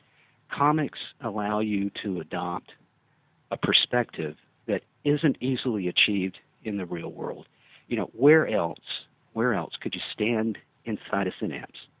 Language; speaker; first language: English; native; English